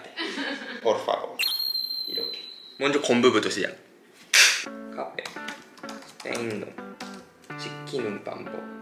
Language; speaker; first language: Korean; non-native, learner; Japanese